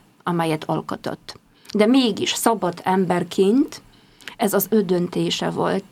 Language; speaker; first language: Hungarian; non-native, fluent; Polish